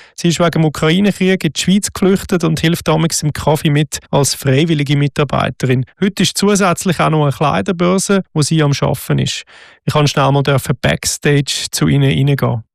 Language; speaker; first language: German; native; German